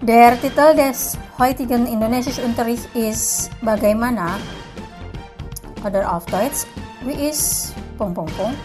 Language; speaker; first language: German; non-native, fluent; Indonesian